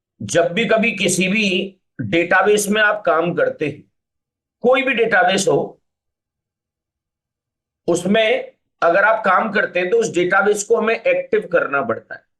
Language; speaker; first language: Hindi; native; Hindi